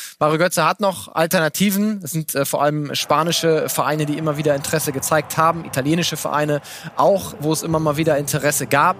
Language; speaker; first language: German; native; German